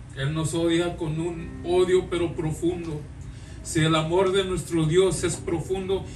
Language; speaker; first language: Spanish; early bilingual, heritage; Spanish